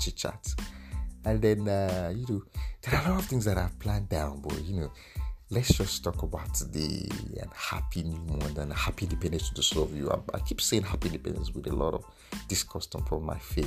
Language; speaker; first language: English; non-native, local second language; Yoruba